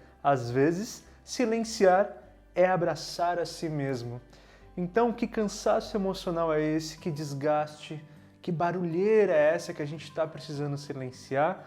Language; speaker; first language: Portuguese; native; Portuguese